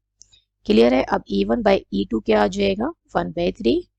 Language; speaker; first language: Hindi; native; Hindi